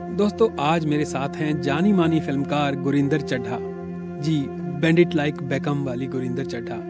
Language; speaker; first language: Hindi; native; Hindi